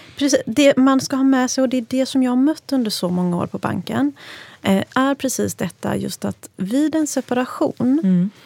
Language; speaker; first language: Swedish; early bilingual, other home language; Persian